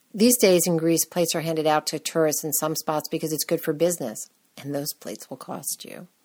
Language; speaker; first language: English; native; English